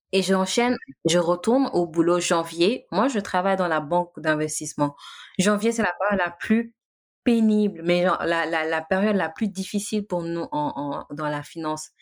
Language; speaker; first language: French; non-native, local second language; Wolof